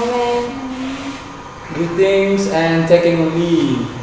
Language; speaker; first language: English; non-native, learner; Indonesian